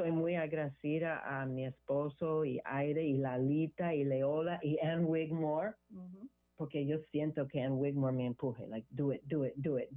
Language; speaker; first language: Spanish; non-native, learner; English